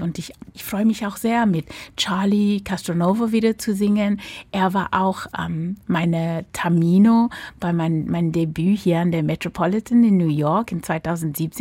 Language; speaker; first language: German; non-native, fluent; English